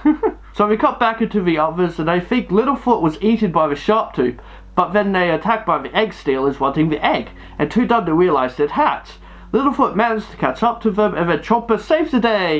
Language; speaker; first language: English; native; English